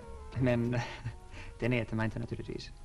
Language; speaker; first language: Swedish; non-native, fluent; English